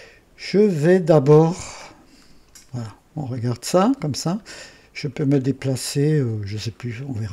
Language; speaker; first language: French; native; French